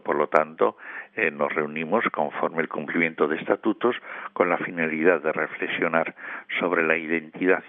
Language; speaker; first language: Spanish; native; Spanish